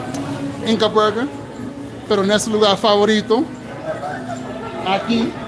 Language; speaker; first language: Spanish; non-native, fluent; English